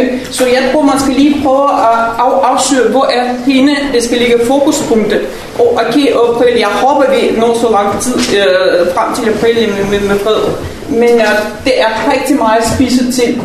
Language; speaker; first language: Danish; non-native, fluent; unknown